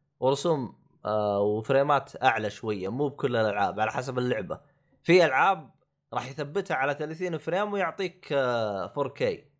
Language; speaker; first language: Arabic; native; Arabic